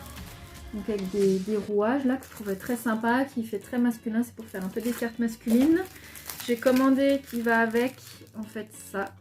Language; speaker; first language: French; native; French